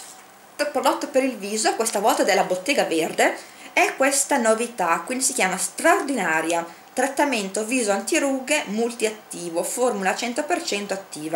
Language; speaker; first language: Italian; native; Italian